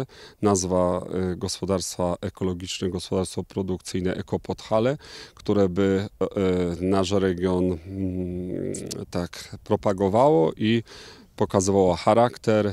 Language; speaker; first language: Polish; native; Polish